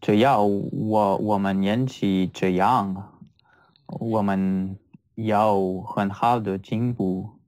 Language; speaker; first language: Chinese; non-native, learner; French